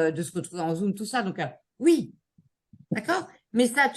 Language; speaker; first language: French; native; French